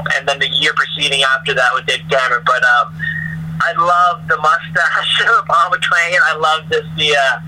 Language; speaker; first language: English; native; English